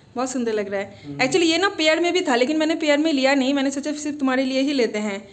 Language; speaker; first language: Hindi; non-native, local second language; Bangla